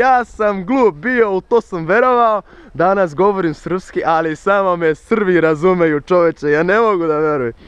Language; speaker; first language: Serbian; non-native, fluent; Portuguese